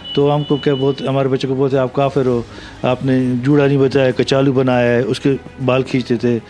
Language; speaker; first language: Hindi; non-native, fluent; Punjabi